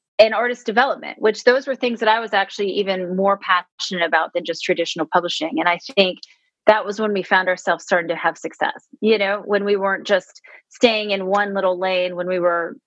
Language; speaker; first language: English; native; English